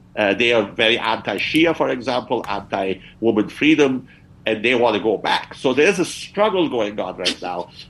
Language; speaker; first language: English; early bilingual, other home language; Persian